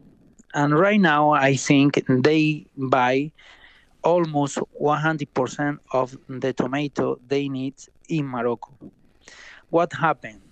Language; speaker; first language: English; non-native, fluent; Spanish